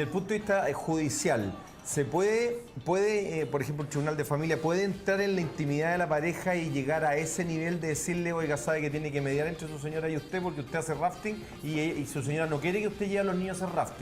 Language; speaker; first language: Spanish; native; Spanish